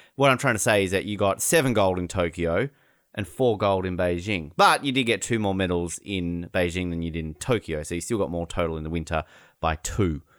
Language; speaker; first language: English; native; English